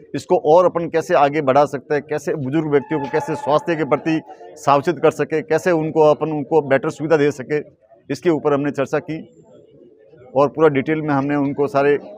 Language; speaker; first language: Hindi; native; Hindi